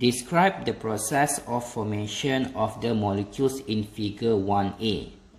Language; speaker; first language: English; non-native, local second language; Malay